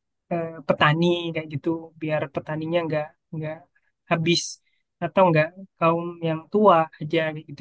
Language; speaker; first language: Indonesian; native; Indonesian